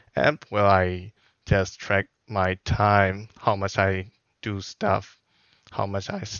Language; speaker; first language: English; non-native, fluent; Burmese